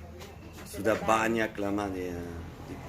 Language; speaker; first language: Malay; non-native, learner; French